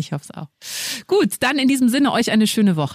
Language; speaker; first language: German; native; German